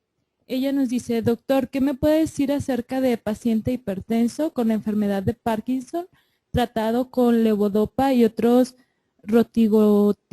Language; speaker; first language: Spanish; native; Spanish